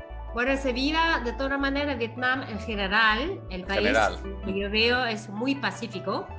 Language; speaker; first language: Spanish; non-native, fluent; Vietnamese